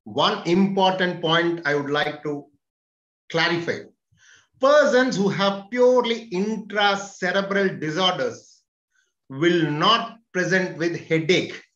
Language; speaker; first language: English; non-native, local second language; Telugu